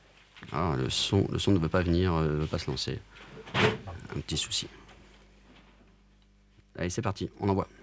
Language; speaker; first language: French; native; French